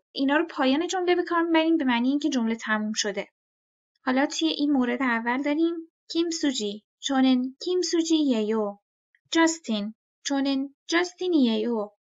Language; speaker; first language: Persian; native; Persian